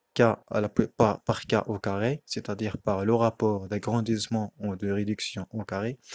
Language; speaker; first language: French; non-native, local second language; Arabic